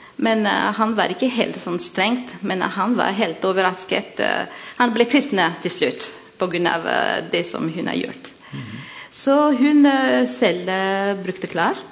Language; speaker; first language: Norwegian; non-native, learner; Malagasy